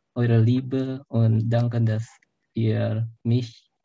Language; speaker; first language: German; non-native, learner; Indonesian